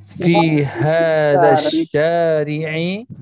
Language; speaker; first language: Arabic; non-native, learner; Indonesian